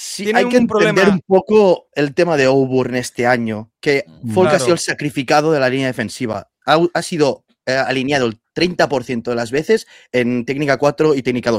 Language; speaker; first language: Spanish; native; Spanish